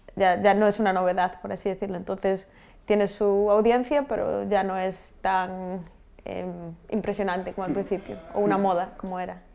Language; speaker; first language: Spanish; non-native, local second language; Galician